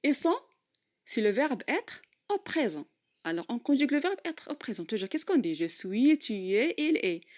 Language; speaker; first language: French; non-native, local second language; Arabic